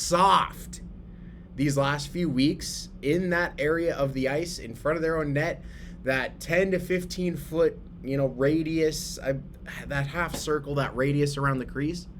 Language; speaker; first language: English; native; English